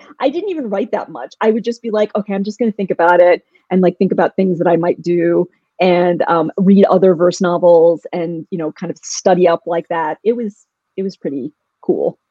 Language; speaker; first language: English; early bilingual, other home language; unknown